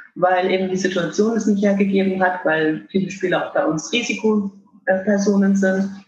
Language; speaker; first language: German; native; German